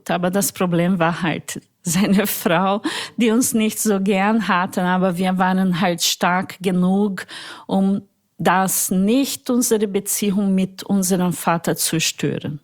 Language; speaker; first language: German; non-native, fluent; Portuguese